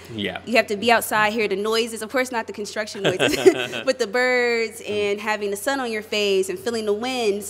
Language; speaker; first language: English; native; English